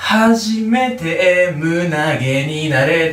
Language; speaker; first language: Japanese; native; Japanese